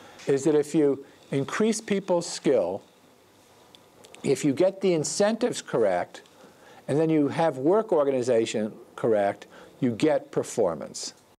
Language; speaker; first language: English; native; English